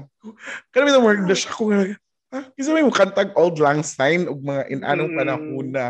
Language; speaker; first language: English; non-native, local second language; Cebuano